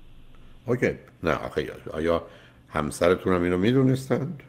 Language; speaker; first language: Persian; native; Persian